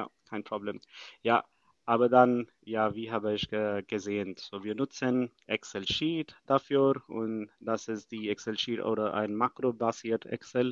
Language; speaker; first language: German; non-native, fluent; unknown